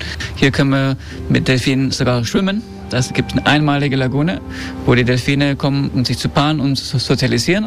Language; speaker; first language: German; early bilingual, heritage; German